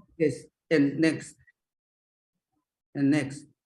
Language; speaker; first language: English; non-native, learner; Japanese